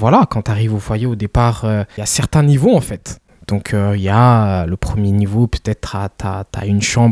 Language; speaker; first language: French; early bilingual, other home language; Kinyarwanda